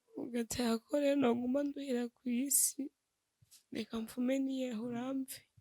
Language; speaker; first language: Rundi; native; Rundi